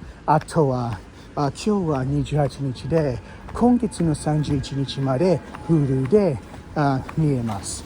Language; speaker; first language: Japanese; non-native, fluent; English